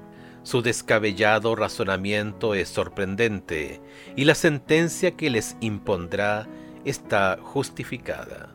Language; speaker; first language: Spanish; native; Spanish